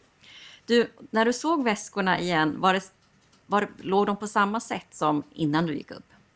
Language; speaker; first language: Swedish; native; Swedish